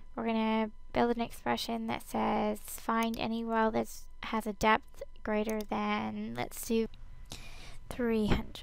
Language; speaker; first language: English; native; English